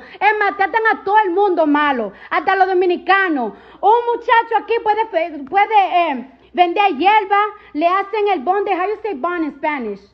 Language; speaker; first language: Spanish; early bilingual, heritage; Spanish